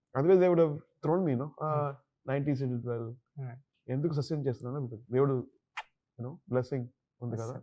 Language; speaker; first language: Telugu; non-native, learner; Tamil